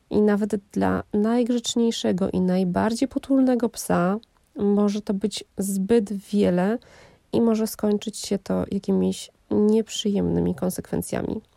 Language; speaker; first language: Polish; native; Polish